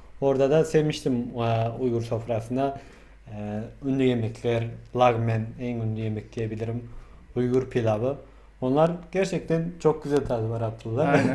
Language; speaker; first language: Turkish; non-native, fluent; Mongolian